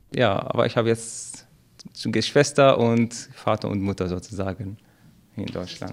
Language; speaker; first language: German; non-native, fluent; Arabic